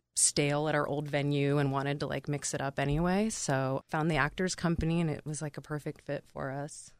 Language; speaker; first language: English; native; English